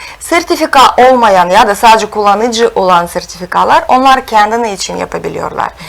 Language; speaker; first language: Turkish; non-native, fluent; Russian